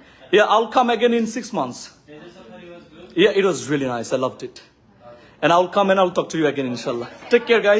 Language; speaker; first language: English; non-native, fluent; Bangla